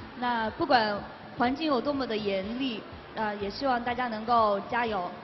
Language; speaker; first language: Chinese; non-native, local second language; Tibetan